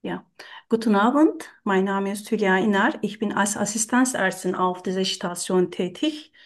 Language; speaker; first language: German; non-native, learner; Turkish